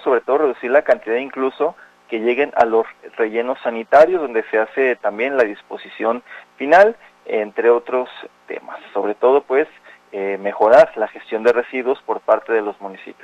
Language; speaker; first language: Spanish; native; Spanish